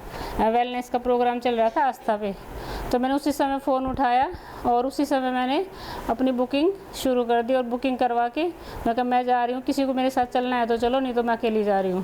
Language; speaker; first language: Hindi; native; Hindi